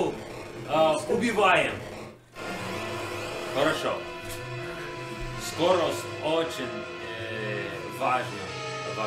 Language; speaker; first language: Russian; non-native, learner; English